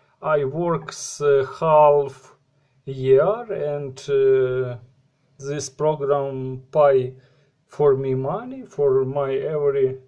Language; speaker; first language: English; non-native, learner; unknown